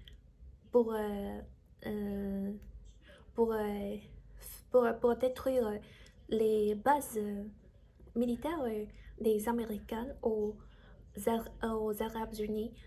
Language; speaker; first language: French; non-native, learner; Chinese